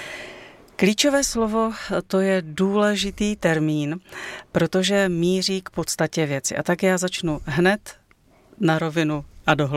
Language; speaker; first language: Czech; native; Czech